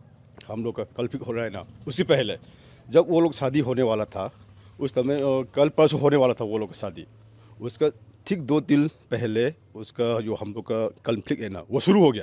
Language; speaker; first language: Hindi; non-native, local second language; Manipuri